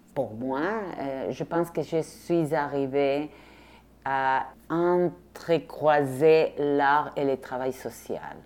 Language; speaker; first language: French; non-native, fluent; Spanish